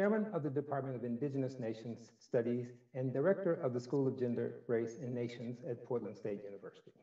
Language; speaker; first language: English; native; English